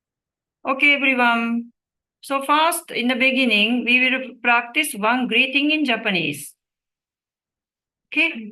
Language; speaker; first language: English; non-native, learner; Japanese